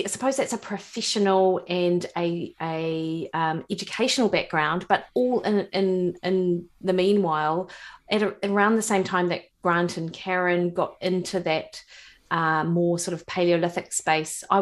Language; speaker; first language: English; native; English